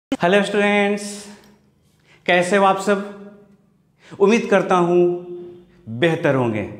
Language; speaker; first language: Hindi; native; Hindi